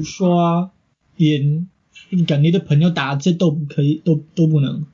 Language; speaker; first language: Chinese; non-native, fluent; English